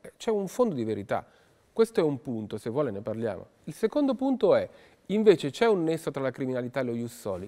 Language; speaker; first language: Italian; native; Italian